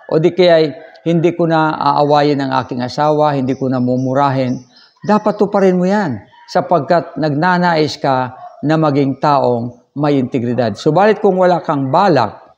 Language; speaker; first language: Filipino; non-native, local second language; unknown